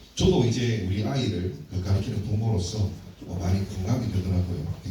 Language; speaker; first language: Korean; native; Korean